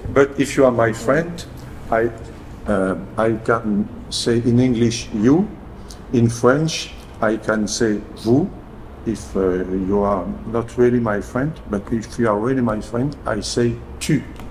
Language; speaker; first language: English; non-native, learner; French